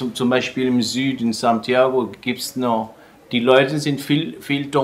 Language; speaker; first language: German; non-native, fluent; Kabuverdianu